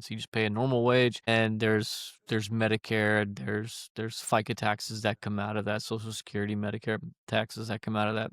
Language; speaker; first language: English; native; English